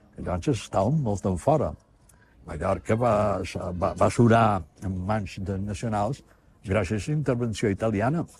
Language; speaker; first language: Catalan; native; Catalan